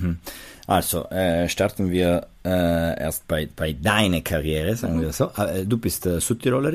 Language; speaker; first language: German; non-native, local second language; Italian